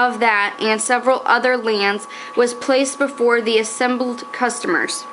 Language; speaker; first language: English; native; English